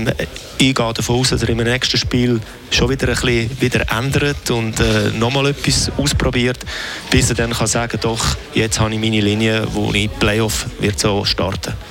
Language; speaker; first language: German; native; German